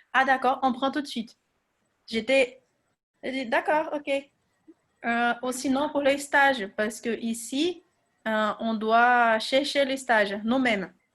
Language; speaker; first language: French; non-native, fluent; Portuguese